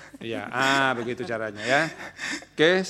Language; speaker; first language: Indonesian; native; Indonesian